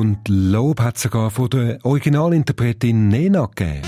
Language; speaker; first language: German; native; German